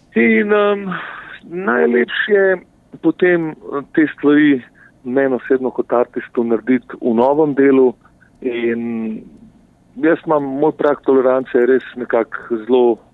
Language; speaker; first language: Slovenian; early bilingual, other home language; Bosnian